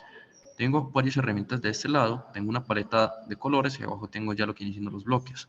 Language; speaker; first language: Spanish; native; Spanish